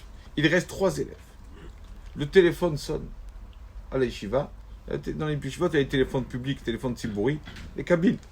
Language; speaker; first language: French; native; French